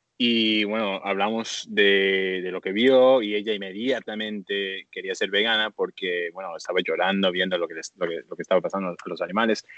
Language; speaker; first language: Spanish; early bilingual, heritage; Spanish